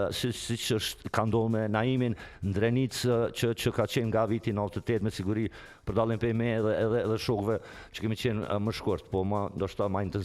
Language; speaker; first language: Albanian; native; Albanian